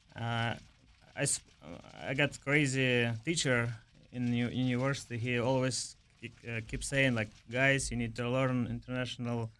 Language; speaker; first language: English; non-native, learner; Ukrainian